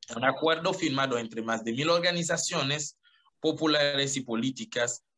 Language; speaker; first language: Spanish; non-native, fluent; Haitian Creole